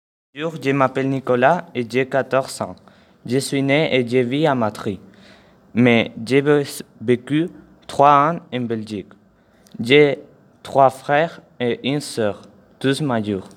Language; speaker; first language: French; non-native, learner; Spanish